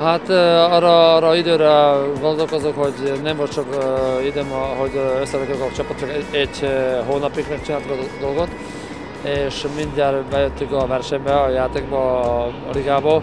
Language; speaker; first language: Hungarian; non-native, learner; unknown